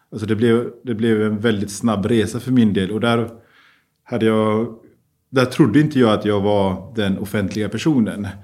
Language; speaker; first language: Swedish; early bilingual, other home language; Persian